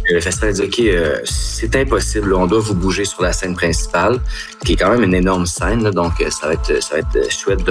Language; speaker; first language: French; native; French